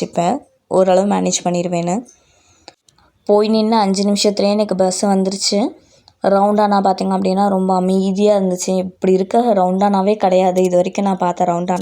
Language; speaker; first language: Tamil; native; Tamil